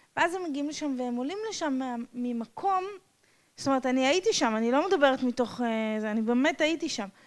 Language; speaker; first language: Hebrew; non-native, fluent; English